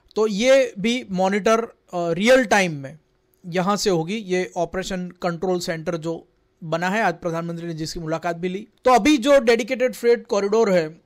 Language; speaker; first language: Hindi; non-native, local second language; Gujarati